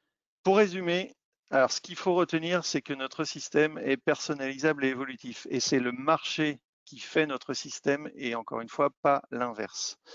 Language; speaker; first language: French; native; French